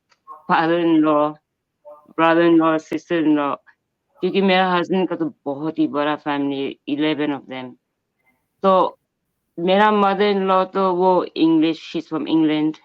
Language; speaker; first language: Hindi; non-native, local second language; Bangla